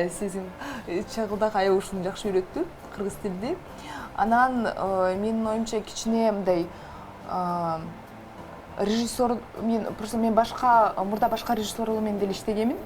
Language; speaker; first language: Kyrgyz; non-native, local second language; Russian